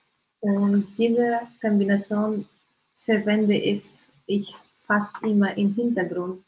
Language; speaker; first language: German; non-native, learner; Russian